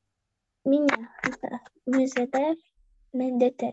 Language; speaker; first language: French; non-native, learner; Russian